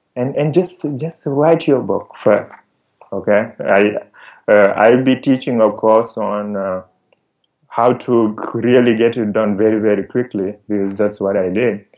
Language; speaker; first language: English; non-native, fluent; Wolof